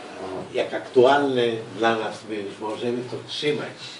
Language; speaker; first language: Polish; early bilingual, heritage; Hebrew